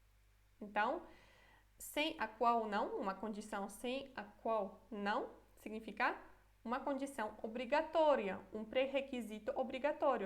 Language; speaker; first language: Portuguese; non-native, fluent; Polish